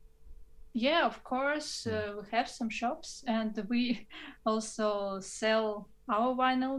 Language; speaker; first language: English; non-native, fluent; Russian